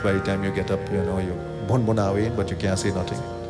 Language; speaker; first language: English; native; English